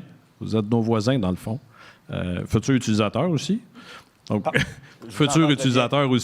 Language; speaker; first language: French; native; French